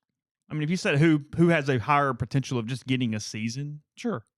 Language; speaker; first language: English; native; English